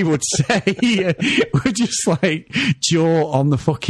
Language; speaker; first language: English; native; English